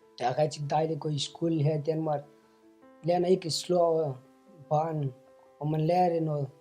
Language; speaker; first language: Danish; non-native, fluent; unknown